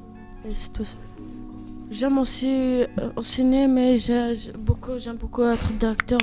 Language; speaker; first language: French; non-native, learner; Arabic